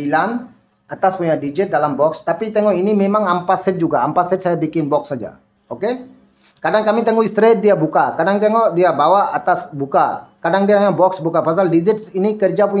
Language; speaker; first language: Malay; non-native, learner; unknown